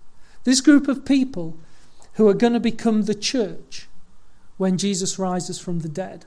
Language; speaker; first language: English; native; English